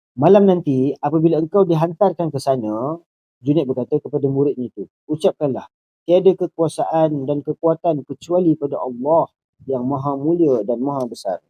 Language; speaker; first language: Malay; native; Malay